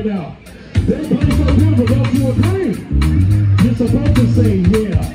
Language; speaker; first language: English; native; English